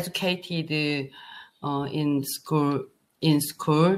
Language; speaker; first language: English; non-native, learner; Korean